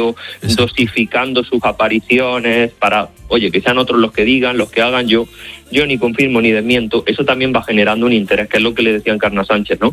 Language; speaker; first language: Spanish; native; Spanish